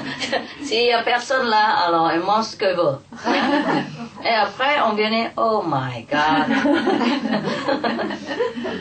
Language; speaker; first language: French; non-native, fluent; Vietnamese